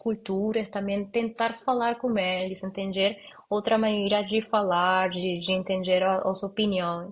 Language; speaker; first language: Portuguese; non-native, learner; Spanish